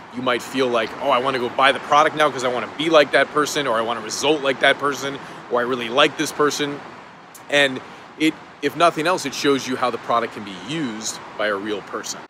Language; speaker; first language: English; native; English